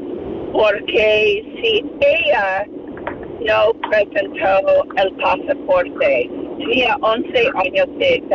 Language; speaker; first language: Spanish; non-native, learner; English